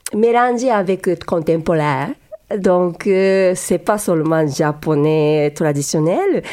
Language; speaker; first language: French; non-native, learner; Japanese